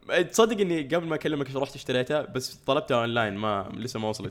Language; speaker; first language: Arabic; native; Arabic